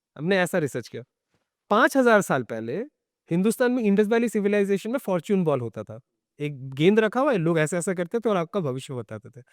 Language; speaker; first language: Hindi; non-native, local second language; Bangla